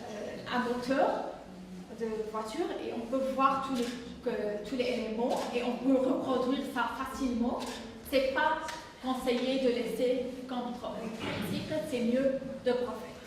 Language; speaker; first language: French; non-native, fluent; English